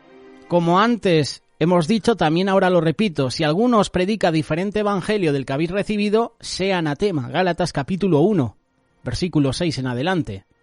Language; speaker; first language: Spanish; native; Spanish